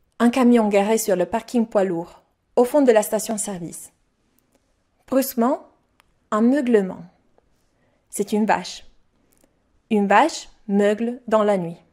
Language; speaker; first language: French; non-native, fluent; Italian